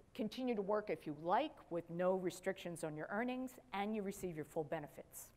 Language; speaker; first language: English; native; English